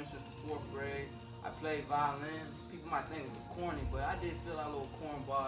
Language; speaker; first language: English; non-native, fluent; Haitian Creole